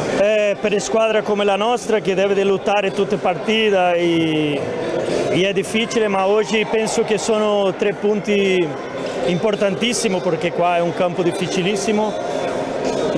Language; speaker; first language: Italian; non-native, fluent; Spanish